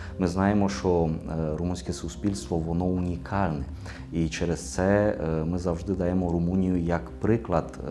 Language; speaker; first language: Ukrainian; native; Ukrainian